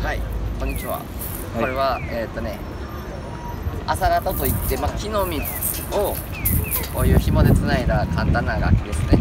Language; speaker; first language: Japanese; native; Japanese